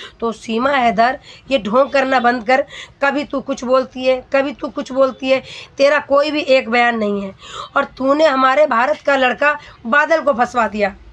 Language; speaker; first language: Hindi; native; Hindi